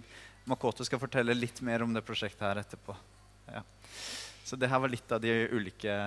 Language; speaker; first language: Norwegian; native; Norwegian